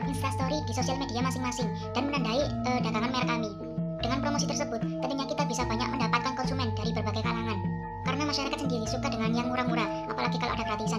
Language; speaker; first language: Indonesian; native; Indonesian